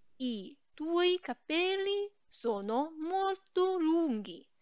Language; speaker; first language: Italian; non-native, fluent; Chinese